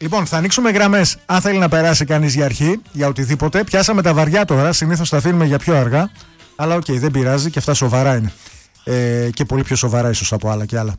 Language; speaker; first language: Greek; native; Greek